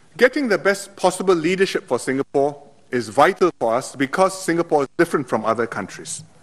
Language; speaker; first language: English; native; English